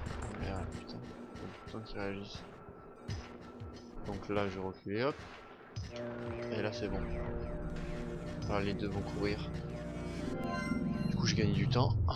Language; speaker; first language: French; native; French